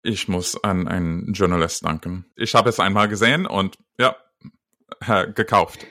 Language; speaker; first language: German; non-native, fluent; English